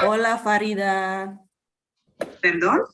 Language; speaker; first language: Spanish; non-native, fluent; Indonesian